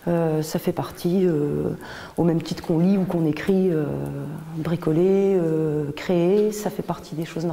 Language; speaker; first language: French; native; French